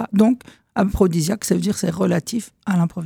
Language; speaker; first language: French; native; French